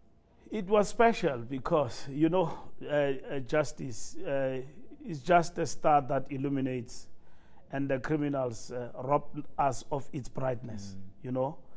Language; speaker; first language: English; non-native, local second language; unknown